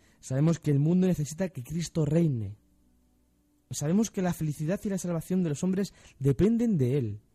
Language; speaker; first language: Spanish; native; Spanish